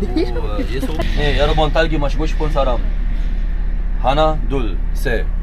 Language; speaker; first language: Korean; non-native, learner; Arabic